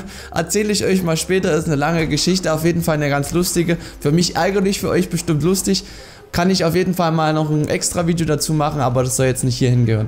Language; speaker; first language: German; native; German